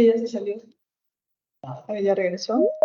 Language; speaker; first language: Spanish; native; Spanish